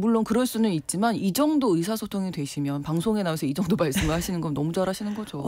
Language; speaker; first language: Korean; native; Korean